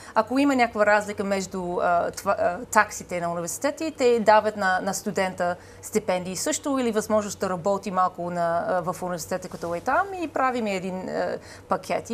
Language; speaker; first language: Bulgarian; non-native, fluent; English